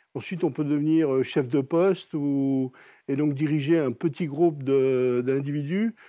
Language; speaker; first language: French; native; French